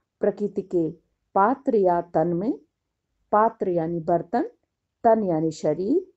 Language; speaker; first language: Hindi; native; Hindi